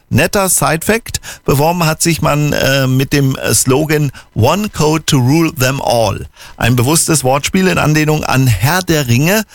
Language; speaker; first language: German; native; German